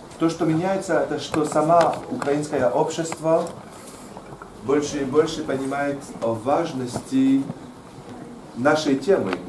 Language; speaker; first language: Russian; non-native, fluent; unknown